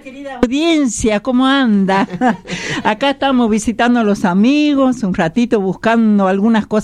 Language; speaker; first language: Spanish; native; Spanish